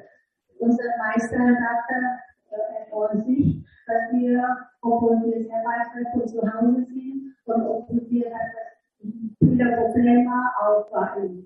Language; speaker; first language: German; non-native, learner; Vietnamese